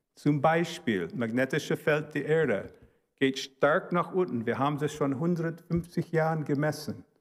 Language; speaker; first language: German; early bilingual, heritage; German